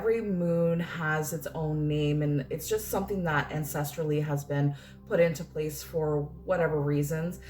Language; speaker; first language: English; native; English